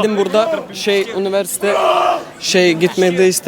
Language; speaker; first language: Turkish; non-native, fluent; Bosnian